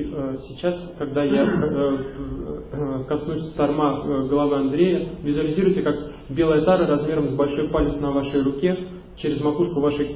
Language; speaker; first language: Russian; native; Russian